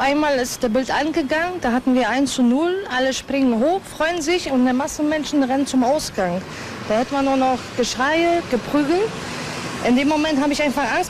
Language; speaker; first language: German; native; German